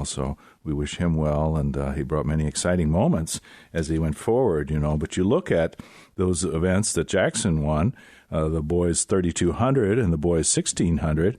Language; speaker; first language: English; native; English